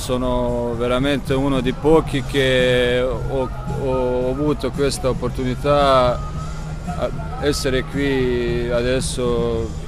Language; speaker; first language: Italian; non-native, fluent; Croatian